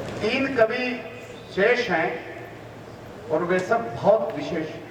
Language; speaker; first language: Hindi; native; Hindi